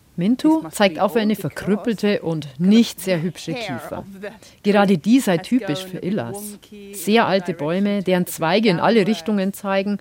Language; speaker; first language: German; native; German